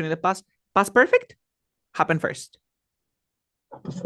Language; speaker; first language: English; non-native, fluent; Spanish